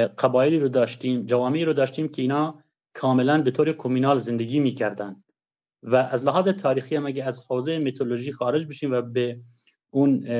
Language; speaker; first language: Persian; non-native, local second language; Kurdish